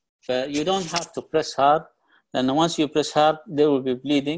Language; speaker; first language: English; non-native, fluent; Arabic